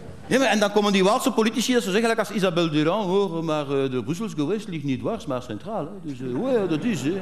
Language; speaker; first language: Dutch; native; Dutch